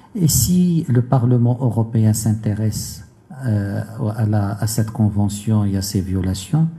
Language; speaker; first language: French; non-native, local second language; Arabic